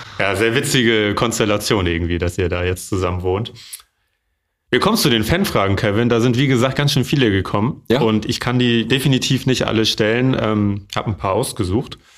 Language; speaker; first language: German; native; German